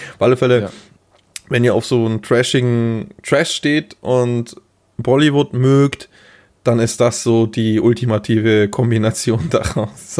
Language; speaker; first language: German; native; German